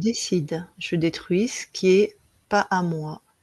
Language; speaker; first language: French; native; French